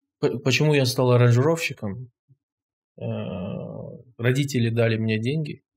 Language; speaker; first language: Russian; non-native, local second language; Kazakh